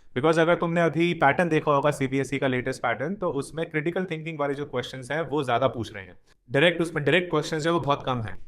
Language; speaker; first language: Hindi; native; Hindi